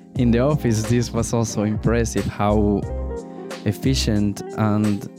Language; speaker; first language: English; non-native, fluent; Spanish